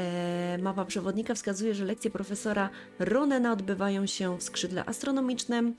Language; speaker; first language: Polish; native; Polish